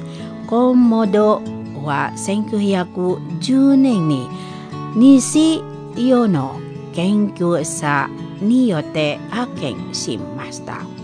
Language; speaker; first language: Japanese; non-native, fluent; Indonesian